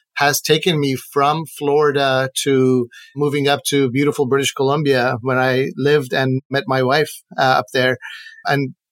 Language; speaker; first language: English; non-native, fluent; Persian